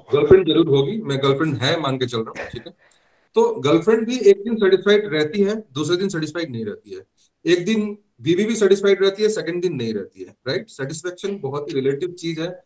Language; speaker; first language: Hindi; native; Hindi